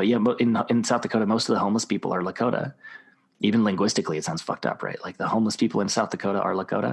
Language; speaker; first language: English; native; English